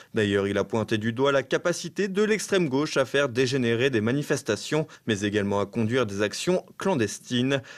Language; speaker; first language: French; native; French